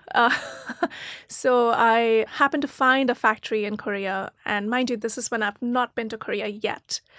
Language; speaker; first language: English; non-native, local second language; Hindi